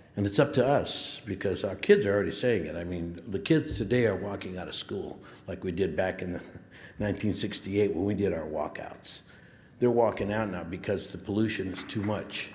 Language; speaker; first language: English; early bilingual, other home language; Spanish